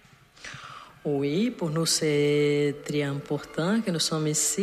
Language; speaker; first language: French; non-native, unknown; Portuguese